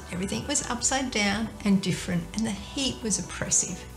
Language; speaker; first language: English; native; English